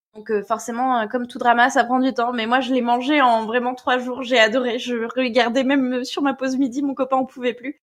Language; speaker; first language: French; native; French